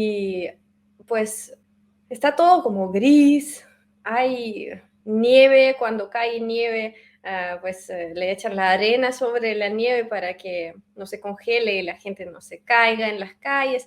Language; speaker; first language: Spanish; non-native, fluent; Russian